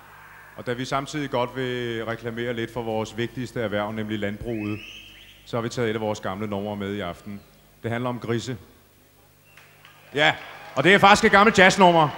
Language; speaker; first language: Danish; native; Danish